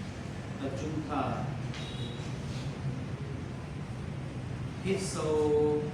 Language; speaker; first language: Vietnamese; non-native, learner; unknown